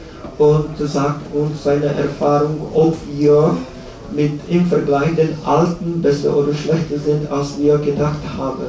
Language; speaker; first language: German; non-native, learner; Czech